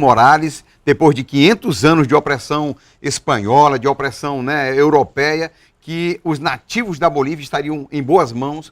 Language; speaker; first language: Portuguese; native; Portuguese